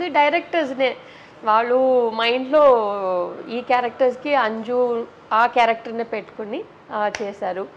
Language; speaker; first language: Telugu; non-native, local second language; Tamil